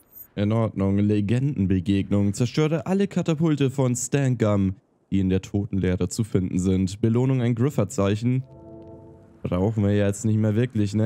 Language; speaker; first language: German; native; German